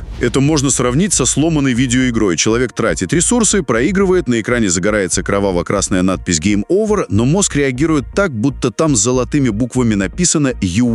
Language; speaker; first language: Russian; native; Russian